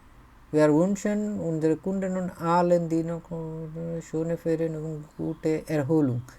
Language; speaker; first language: German; non-native, fluent; Bangla